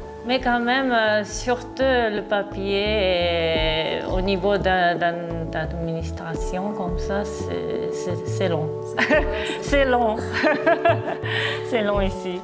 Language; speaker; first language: French; non-native, fluent; Japanese